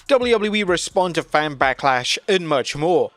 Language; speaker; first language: English; native; English